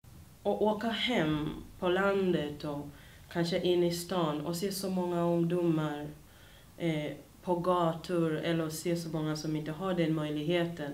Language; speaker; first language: Swedish; early bilingual, other home language; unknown